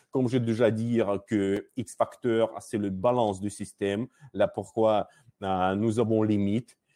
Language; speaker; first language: French; non-native, learner; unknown